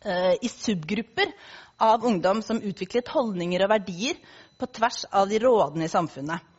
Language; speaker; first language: Norwegian; native; Norwegian